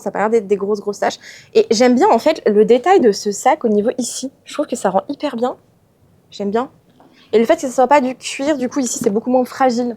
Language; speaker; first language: French; native; French